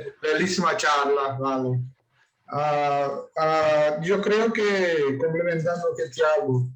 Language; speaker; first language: Spanish; non-native, learner; Portuguese